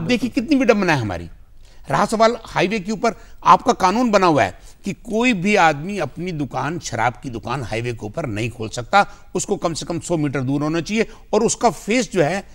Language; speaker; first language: Hindi; native; Hindi